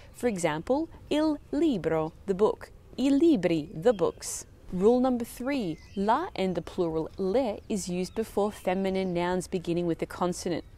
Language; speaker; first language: English; early bilingual, other home language; Italian